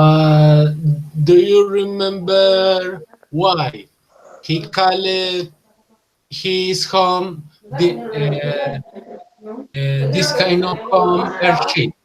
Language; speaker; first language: English; non-native, learner; Spanish